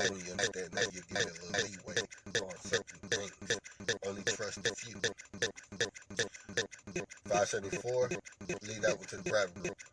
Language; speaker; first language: English; native; English